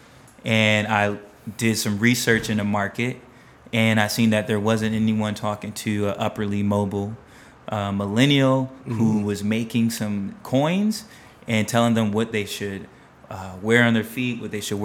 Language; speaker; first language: English; native; English